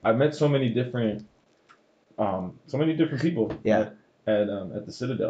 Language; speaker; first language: English; early bilingual, other home language; Spanish